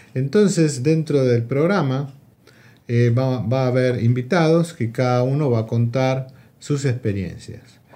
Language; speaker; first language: Spanish; native; Spanish